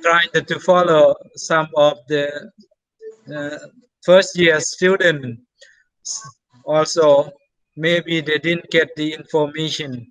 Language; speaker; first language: English; non-native, fluent; Thai